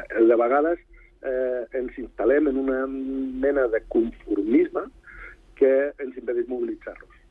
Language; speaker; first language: Catalan; non-native, local second language; Spanish